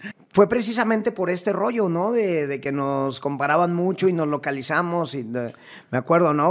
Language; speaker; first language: Spanish; native; Spanish